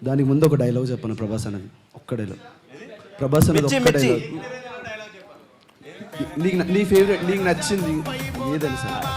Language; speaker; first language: Telugu; native; Telugu